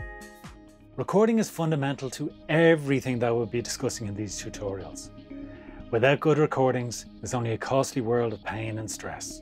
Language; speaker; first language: English; native; English